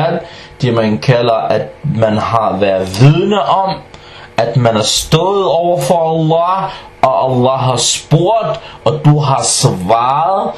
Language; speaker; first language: Danish; non-native, fluent; Arabic